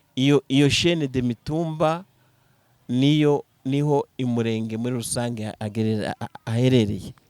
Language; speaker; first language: Kinyarwanda; native; Kinyarwanda